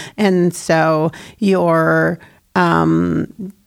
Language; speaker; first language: English; native; English